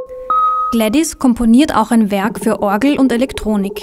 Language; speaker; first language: German; native; German